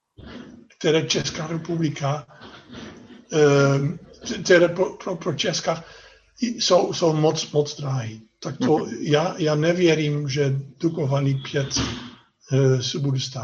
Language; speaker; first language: Czech; non-native, fluent; Dutch